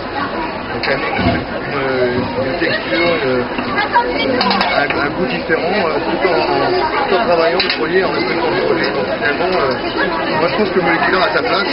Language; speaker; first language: French; native; French